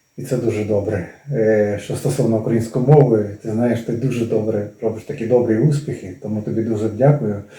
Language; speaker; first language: Ukrainian; native; Ukrainian